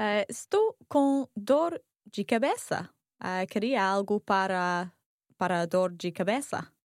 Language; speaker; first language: Portuguese; non-native, learner; English